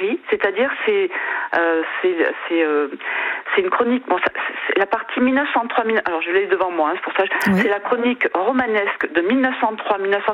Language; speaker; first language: French; native; French